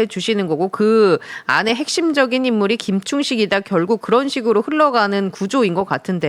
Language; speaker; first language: Korean; native; Korean